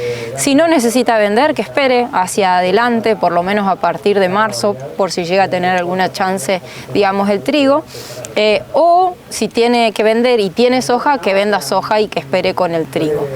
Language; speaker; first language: Spanish; native; Spanish